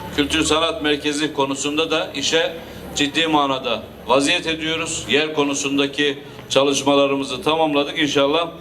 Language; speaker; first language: Turkish; native; Turkish